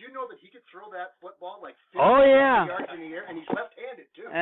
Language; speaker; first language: English; native; English